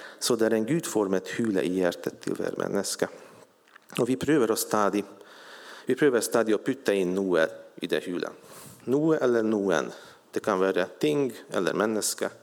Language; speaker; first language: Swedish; non-native, fluent; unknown